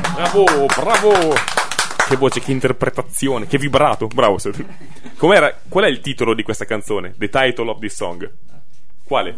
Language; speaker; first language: Italian; native; Italian